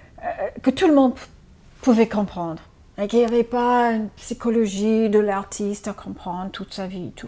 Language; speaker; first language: French; non-native, fluent; English